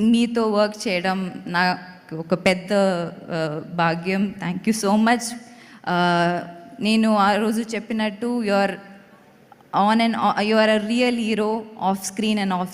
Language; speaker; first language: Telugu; non-native, local second language; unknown